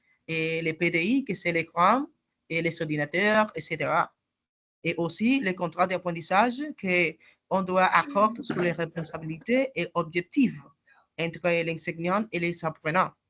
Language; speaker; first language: French; non-native, learner; Spanish